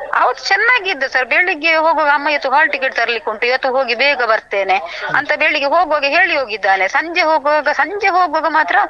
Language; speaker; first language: Kannada; native; Kannada